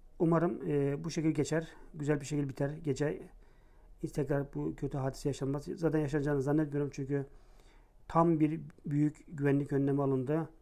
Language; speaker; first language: Turkish; native; Turkish